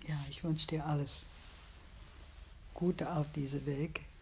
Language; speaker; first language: German; non-native, fluent; English